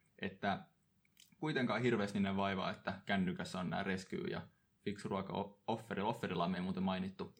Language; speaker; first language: Finnish; native; Finnish